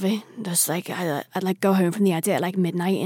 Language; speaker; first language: English; native; English